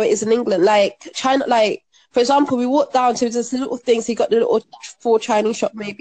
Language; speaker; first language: English; native; English